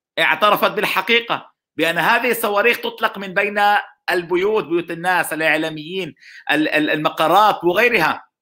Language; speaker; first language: Arabic; non-native, local second language; Hebrew